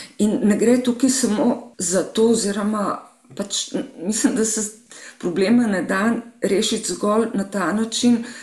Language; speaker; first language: Slovenian; native; Slovenian